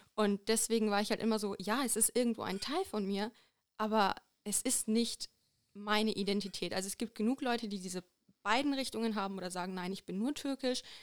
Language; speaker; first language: German; native; German